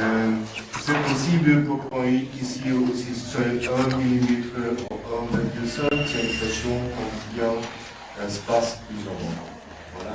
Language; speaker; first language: French; non-native, learner; German